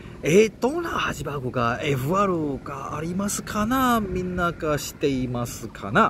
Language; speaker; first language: Japanese; non-native, learner; Chinese